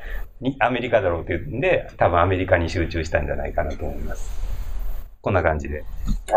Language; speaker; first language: Japanese; native; Japanese